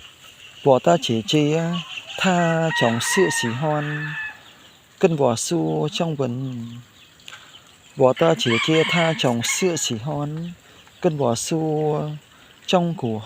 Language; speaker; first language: Chinese; non-native, fluent; Khmer